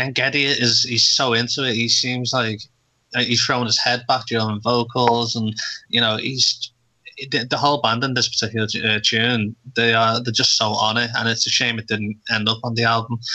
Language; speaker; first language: English; native; English